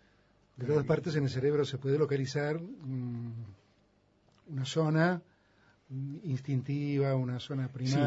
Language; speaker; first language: Spanish; native; Spanish